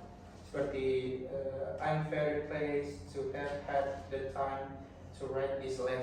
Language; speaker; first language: English; non-native, learner; Indonesian